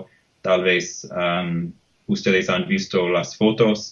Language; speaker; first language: Spanish; non-native, fluent; English